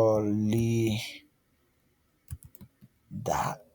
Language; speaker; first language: English; non-native, learner; Spanish